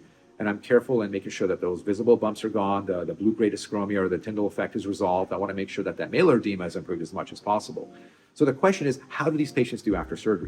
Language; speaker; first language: English; native; English